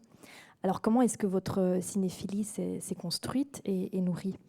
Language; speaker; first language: French; native; French